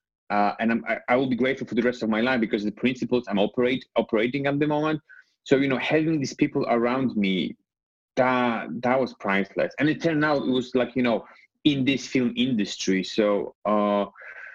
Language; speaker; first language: English; non-native, fluent; Polish